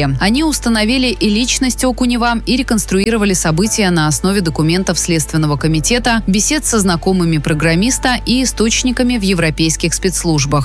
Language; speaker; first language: Russian; native; Russian